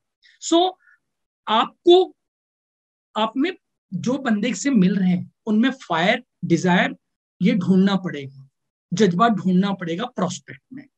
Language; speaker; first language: Hindi; native; Hindi